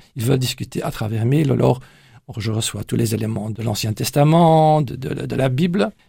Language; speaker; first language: French; native; French